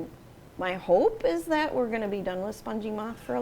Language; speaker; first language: English; native; English